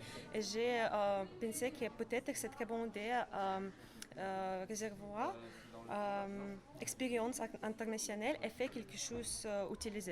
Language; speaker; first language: French; non-native, learner; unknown